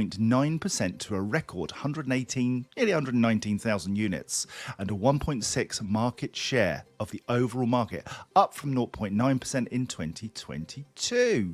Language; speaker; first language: English; native; English